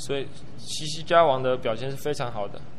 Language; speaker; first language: Chinese; native; Chinese